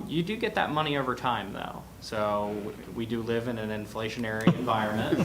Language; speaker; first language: English; native; English